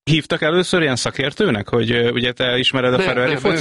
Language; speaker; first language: Hungarian; native; Hungarian